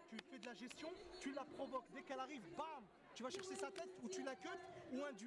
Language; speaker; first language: French; native; French